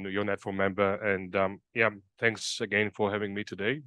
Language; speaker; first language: English; non-native, fluent; Georgian